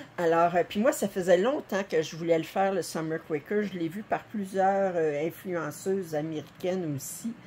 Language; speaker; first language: French; native; French